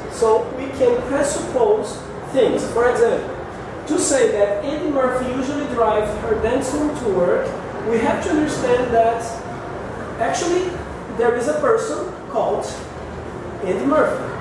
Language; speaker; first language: English; non-native, fluent; Portuguese